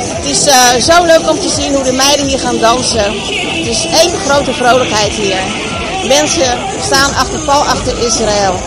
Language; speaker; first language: Dutch; native; Dutch